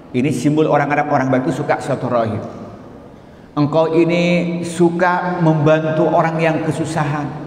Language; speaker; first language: Indonesian; non-native, local second language; Madurese